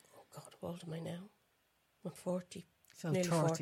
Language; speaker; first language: English; native; English